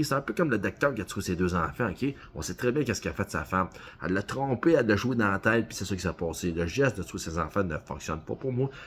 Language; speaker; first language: French; native; French